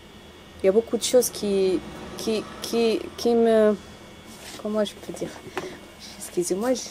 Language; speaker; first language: French; non-native, learner; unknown